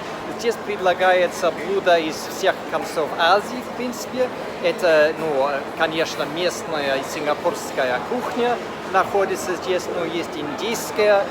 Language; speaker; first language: Russian; non-native, fluent; English